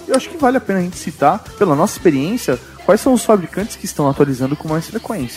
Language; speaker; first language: Portuguese; native; Portuguese